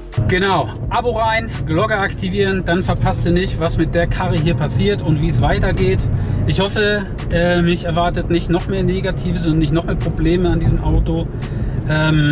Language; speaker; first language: German; native; German